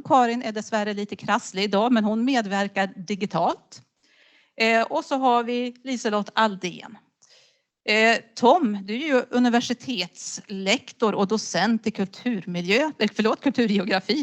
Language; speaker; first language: Swedish; native; Swedish